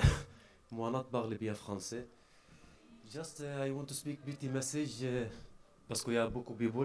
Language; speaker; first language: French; non-native, learner; Arabic